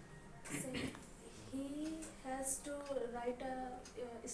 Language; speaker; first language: English; non-native, learner; Hindi